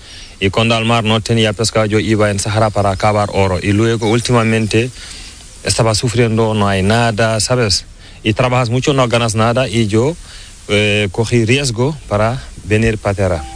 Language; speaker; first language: Spanish; non-native, learner; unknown